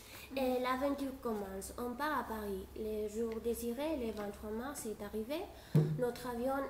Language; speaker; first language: French; non-native, fluent; Spanish